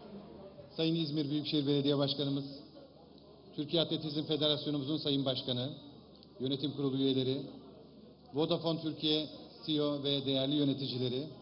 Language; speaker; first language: Turkish; native; Turkish